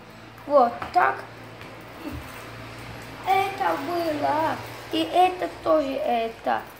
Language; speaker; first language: Russian; non-native, learner; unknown